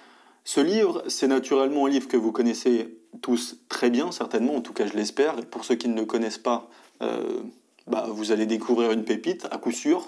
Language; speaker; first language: French; native; French